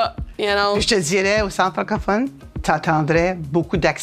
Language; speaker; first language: French; native; French